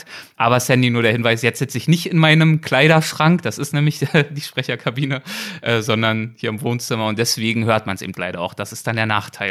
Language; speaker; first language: German; native; German